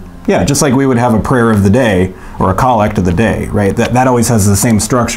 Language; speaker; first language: English; native; English